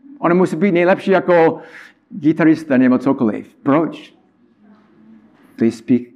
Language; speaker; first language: Czech; non-native, learner; English